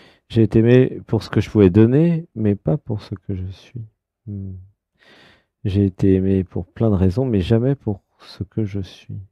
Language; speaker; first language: French; native; French